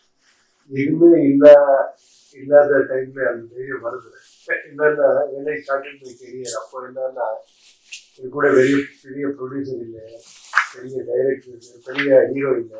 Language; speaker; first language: Tamil; non-native, learner; Kannada